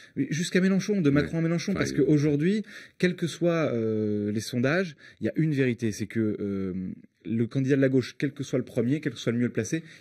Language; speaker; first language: French; native; French